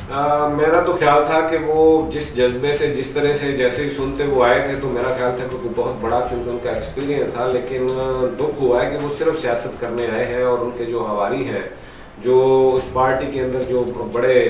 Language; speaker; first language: Urdu; native; Urdu